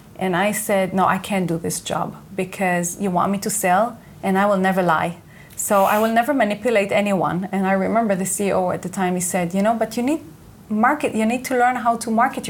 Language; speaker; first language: English; non-native, fluent; Hebrew